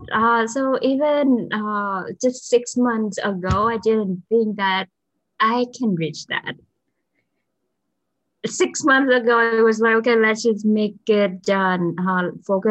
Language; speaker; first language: English; non-native, fluent; Vietnamese